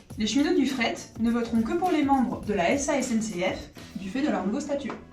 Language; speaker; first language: French; native; French